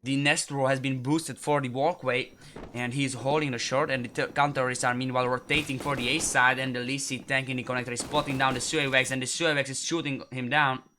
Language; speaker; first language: English; non-native, fluent; Czech